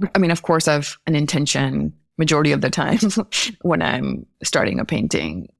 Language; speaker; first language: English; non-native, local second language; Hindi